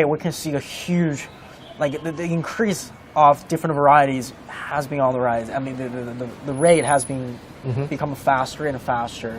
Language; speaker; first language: English; non-native, fluent; Chinese